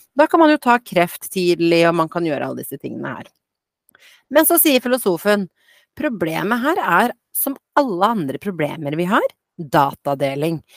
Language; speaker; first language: Norwegian; early bilingual, other home language; Bosnian